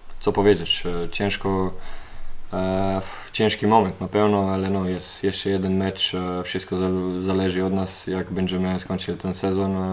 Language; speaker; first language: Polish; non-native, learner; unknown